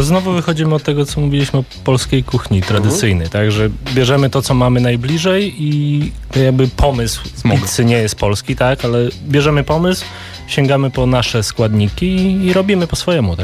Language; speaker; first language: Polish; native; Polish